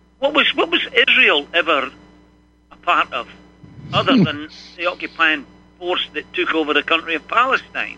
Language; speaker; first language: English; native; English